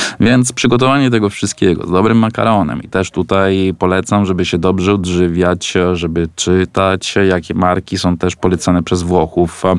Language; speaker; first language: Polish; non-native, fluent; Italian